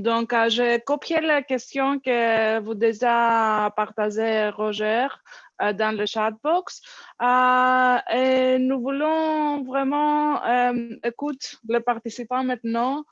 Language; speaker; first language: French; non-native, learner; English